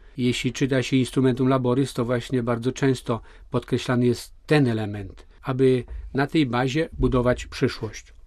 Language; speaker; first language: Polish; native; Polish